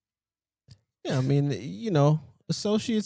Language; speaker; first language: English; native; English